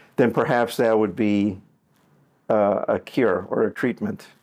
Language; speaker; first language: English; native; English